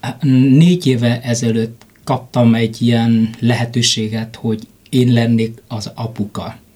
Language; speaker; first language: Hungarian; non-native, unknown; Vietnamese